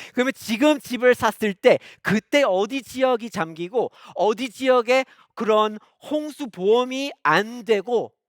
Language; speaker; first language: Korean; non-native, fluent; English